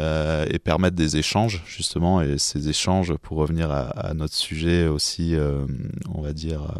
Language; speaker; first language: French; native; French